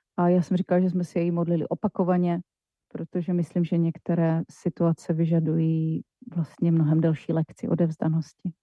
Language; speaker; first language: Czech; native; Czech